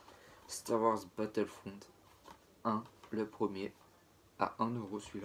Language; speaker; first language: French; native; French